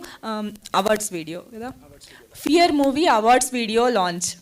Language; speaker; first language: Telugu; non-native, fluent; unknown